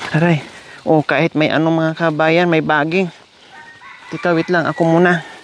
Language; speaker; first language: Filipino; non-native, local second language; Cebuano